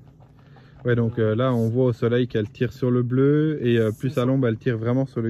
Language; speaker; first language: French; native; French